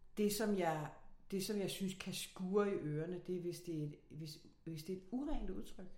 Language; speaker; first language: Danish; native; Danish